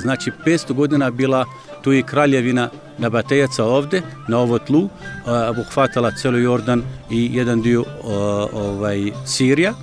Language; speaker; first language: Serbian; non-native, learner; Arabic